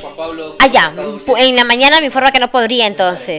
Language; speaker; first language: Spanish; native; Spanish